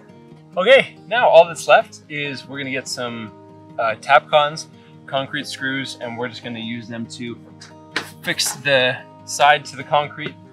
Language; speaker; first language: English; native; English